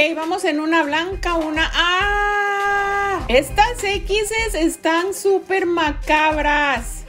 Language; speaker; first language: Spanish; native; Spanish